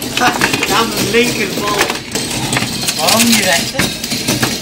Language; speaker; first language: Dutch; early bilingual, other home language; Turkish